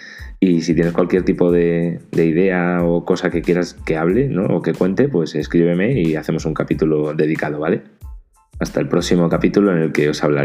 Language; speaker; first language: Spanish; native; Spanish